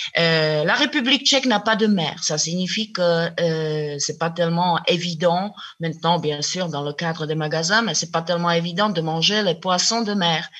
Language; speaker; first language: French; non-native, fluent; Czech